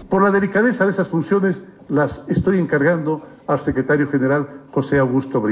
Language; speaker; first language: Spanish; native; Spanish